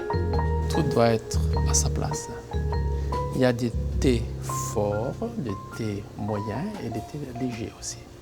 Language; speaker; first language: French; non-native, local second language; Malagasy